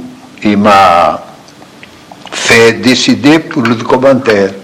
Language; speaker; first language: French; non-native, fluent; Portuguese